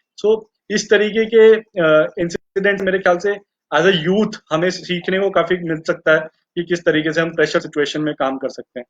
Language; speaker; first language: Hindi; native; Hindi